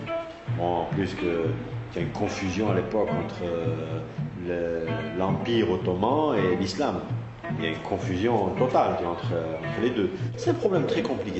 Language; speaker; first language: French; non-native, local second language; Arabic